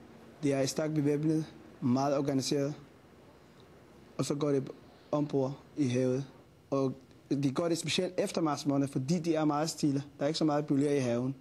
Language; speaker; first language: Danish; non-native, fluent; Somali